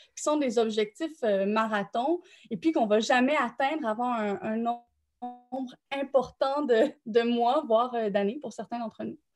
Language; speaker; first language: French; native; French